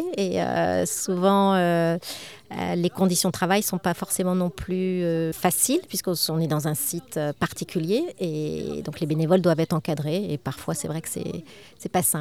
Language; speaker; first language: French; native; French